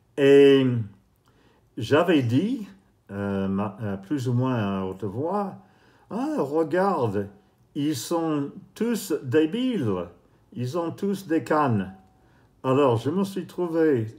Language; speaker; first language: French; non-native, fluent; English